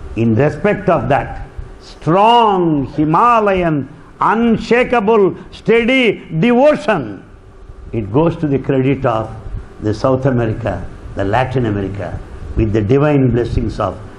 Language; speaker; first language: English; non-native, local second language; Telugu